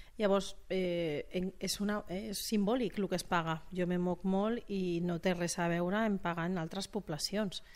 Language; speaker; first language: Catalan; non-native, local second language; Spanish